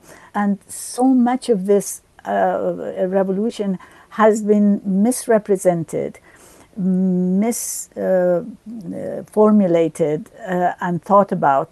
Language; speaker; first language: English; native; English